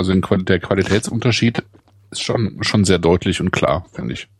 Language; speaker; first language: German; native; German